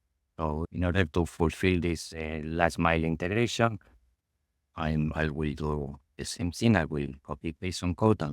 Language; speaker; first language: English; non-native, fluent; Spanish